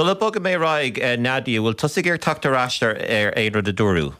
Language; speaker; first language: Irish; native; Irish